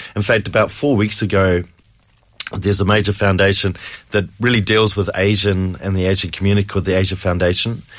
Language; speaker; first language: English; native; English